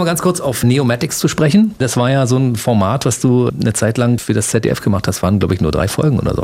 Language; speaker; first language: German; native; German